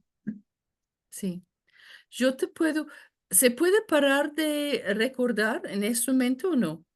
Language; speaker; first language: Spanish; non-native, fluent; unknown